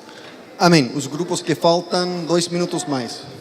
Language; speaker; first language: Portuguese; non-native, fluent; Spanish